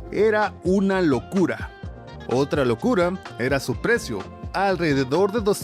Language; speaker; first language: Spanish; native; Spanish